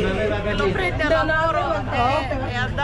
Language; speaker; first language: Italian; non-native, learner; Filipino